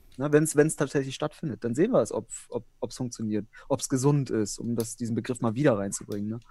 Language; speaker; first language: German; early bilingual, other home language; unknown